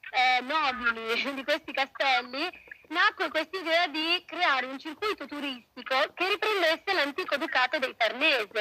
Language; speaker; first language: Italian; native; Italian